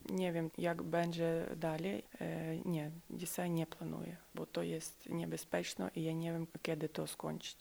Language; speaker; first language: Polish; non-native, learner; Ukrainian